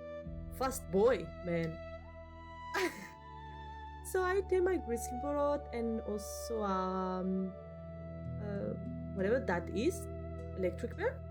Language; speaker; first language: English; non-native, fluent; Spanish